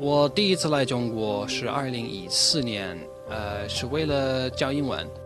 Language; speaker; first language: Chinese; non-native, fluent; English